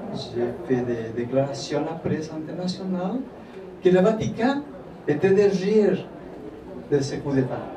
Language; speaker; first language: French; non-native, fluent; Spanish